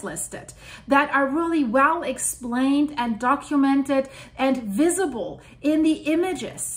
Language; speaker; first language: English; non-native, fluent; German